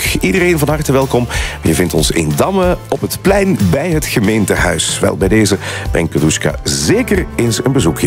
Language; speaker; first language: Dutch; native; Dutch